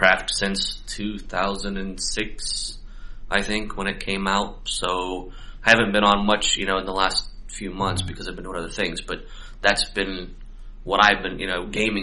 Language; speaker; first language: English; native; English